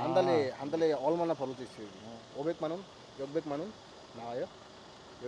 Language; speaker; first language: Korean; non-native, learner; Bangla